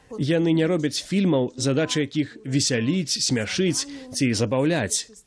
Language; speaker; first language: Belarusian; native; Belarusian